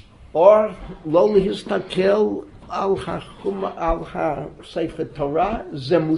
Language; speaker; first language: Hebrew; non-native, fluent; English